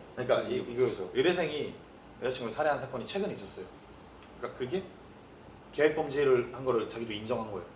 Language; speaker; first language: Korean; early bilingual, heritage; Korean